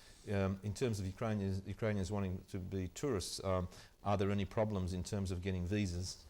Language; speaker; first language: English; early bilingual, other home language; Ukrainian